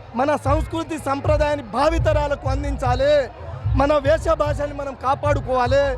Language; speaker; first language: Telugu; non-native, local second language; Lambadi